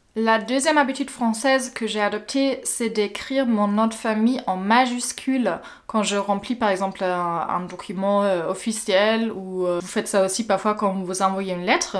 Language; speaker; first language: French; non-native, fluent; German